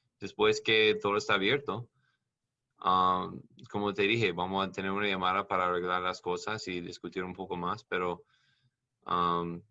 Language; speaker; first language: Spanish; non-native, learner; English